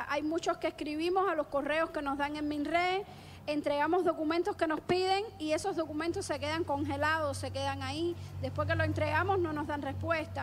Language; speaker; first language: Spanish; native; Spanish